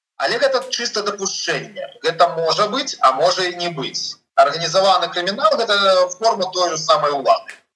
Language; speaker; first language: Belarusian; non-native, local second language; Russian